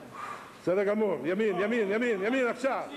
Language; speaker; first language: Hebrew; non-native, fluent; Russian